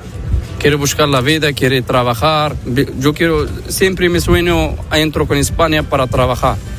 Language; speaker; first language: Spanish; non-native, learner; Arabic